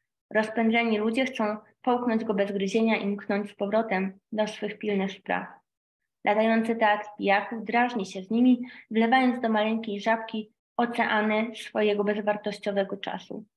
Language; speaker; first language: Polish; native; Polish